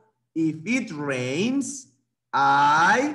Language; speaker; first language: English; non-native, fluent; Spanish